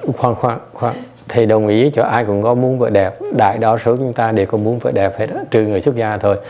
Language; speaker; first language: Vietnamese; early bilingual, other home language; English